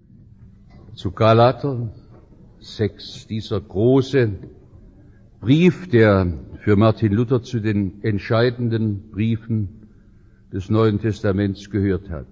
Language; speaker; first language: German; native; German